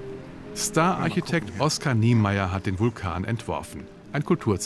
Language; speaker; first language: German; native; German